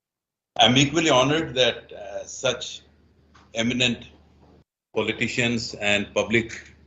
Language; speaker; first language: English; non-native, fluent; Bangla